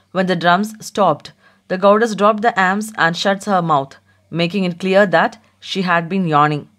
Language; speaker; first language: English; non-native, local second language; Malayalam